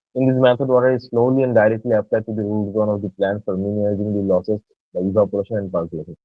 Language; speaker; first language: English; non-native, local second language; Bangla